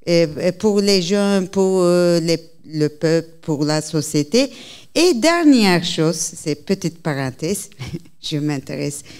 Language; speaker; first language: French; non-native, learner; Turkish